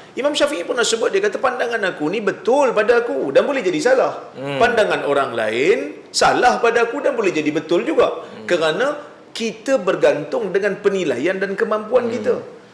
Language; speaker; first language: Malay; native; Malay